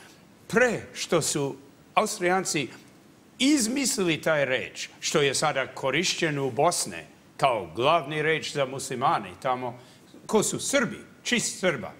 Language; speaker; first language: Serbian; early bilingual, heritage; English